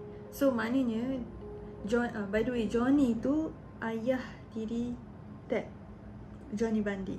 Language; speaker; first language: Malay; native; Malay